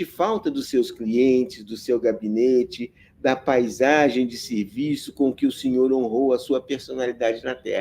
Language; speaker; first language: Portuguese; native; Portuguese